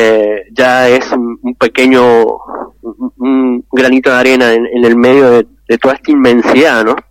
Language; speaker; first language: Spanish; native; Spanish